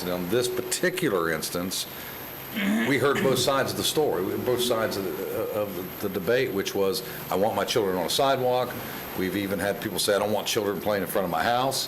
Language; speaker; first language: English; native; English